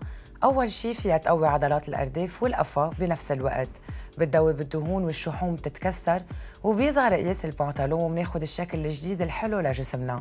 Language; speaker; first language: Arabic; native; Arabic